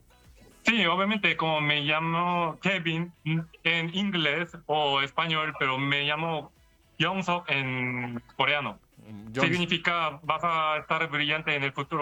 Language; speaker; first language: Spanish; non-native, learner; Korean